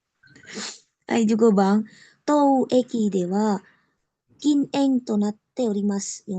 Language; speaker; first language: Japanese; non-native, learner; Indonesian